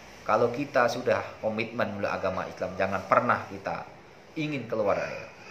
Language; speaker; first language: Indonesian; native; Indonesian